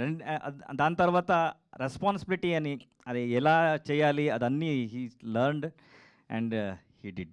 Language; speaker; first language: Telugu; non-native, learner; Kannada